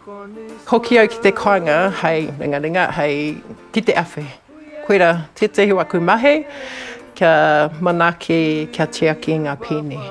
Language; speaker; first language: Māori; non-native, local second language; English